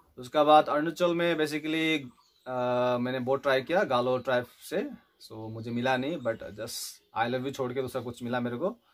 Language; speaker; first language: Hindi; non-native, local second language; Nepali